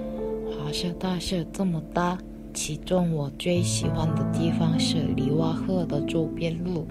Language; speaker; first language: Chinese; non-native, learner; Korean